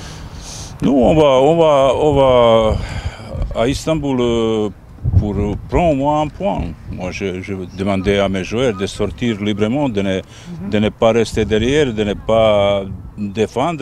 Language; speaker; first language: French; non-native, fluent; Bosnian